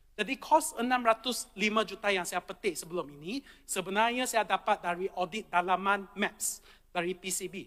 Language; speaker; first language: Malay; non-native, local second language; Chinese